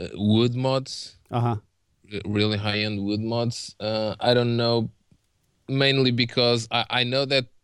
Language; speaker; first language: English; non-native, fluent; Portuguese